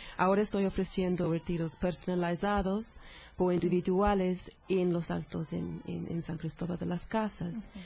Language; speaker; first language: Spanish; non-native, fluent; English